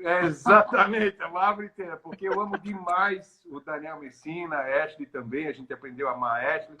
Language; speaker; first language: Portuguese; native; Portuguese